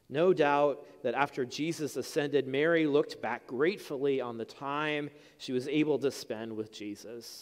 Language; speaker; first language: English; native; English